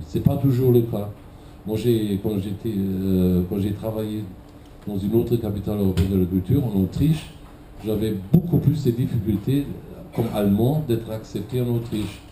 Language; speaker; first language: French; non-native, fluent; German